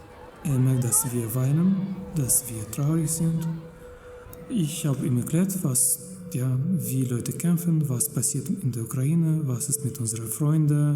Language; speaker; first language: German; non-native, fluent; Russian